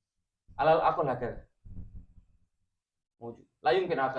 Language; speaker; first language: Arabic; non-native, fluent; Indonesian